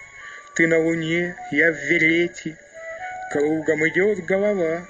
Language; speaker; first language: Russian; native; Russian